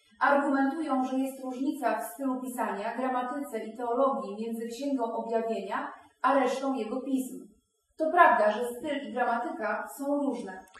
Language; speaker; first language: Polish; native; Polish